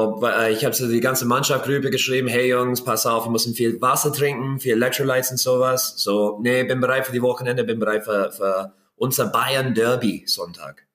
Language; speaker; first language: German; non-native, learner; English